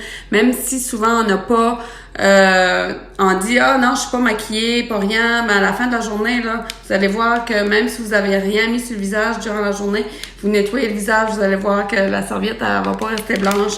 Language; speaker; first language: French; native; French